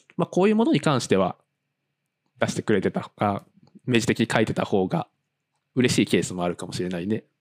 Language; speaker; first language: Japanese; native; Japanese